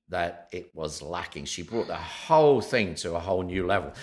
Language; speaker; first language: English; native; English